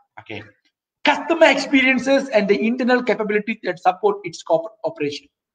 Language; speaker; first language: English; non-native, local second language; Malay